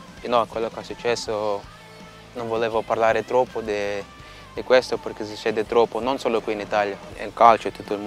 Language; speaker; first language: Italian; non-native, fluent; Portuguese